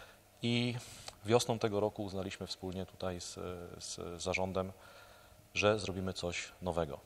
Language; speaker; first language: Polish; native; Polish